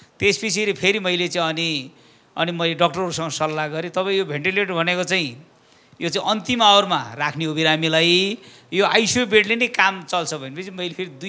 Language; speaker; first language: Nepali; non-native, local second language; Eastern Tamang